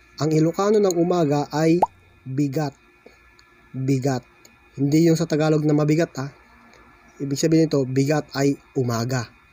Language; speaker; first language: Filipino; non-native, local second language; Iloko